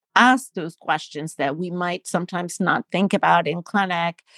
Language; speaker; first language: English; non-native, fluent; Spanish